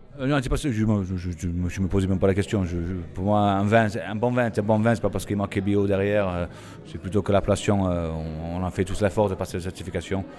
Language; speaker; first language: French; non-native, fluent; English